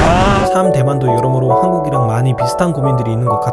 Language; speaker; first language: Korean; native; Korean